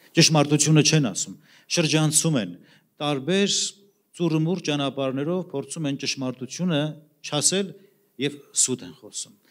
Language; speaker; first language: Armenian; native; Armenian